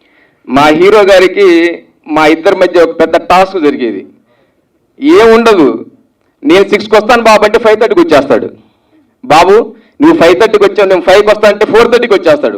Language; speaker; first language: Telugu; native; Telugu